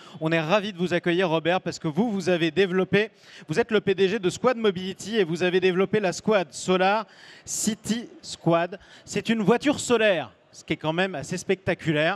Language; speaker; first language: French; native; French